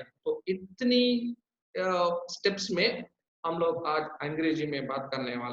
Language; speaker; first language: Hindi; non-native, local second language; Tamil